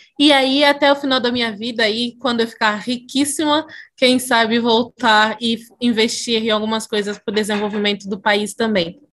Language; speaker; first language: Portuguese; early bilingual, other home language; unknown